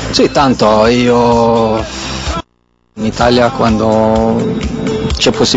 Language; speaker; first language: Italian; non-native, learner; Swedish